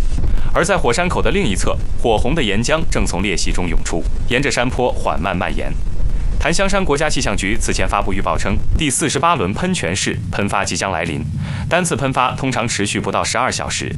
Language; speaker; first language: Chinese; native; Chinese